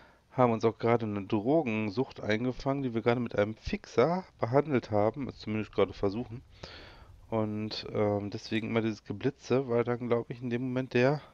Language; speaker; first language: German; native; German